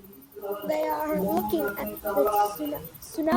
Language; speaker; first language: English; non-native, learner; Vietnamese